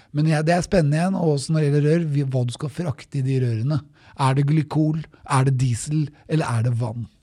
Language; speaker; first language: Norwegian; native; Norwegian